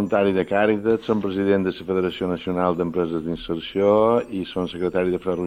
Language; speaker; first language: Catalan; native; Catalan